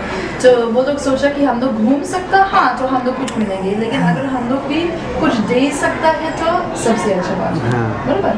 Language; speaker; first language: Hindi; non-native, fluent; English